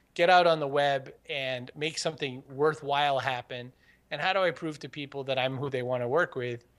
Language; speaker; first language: English; native; English